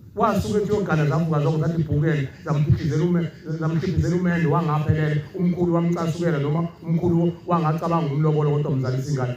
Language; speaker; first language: Zulu; native; Zulu